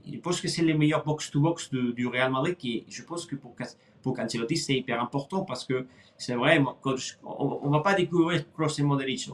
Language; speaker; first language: French; non-native, fluent; Spanish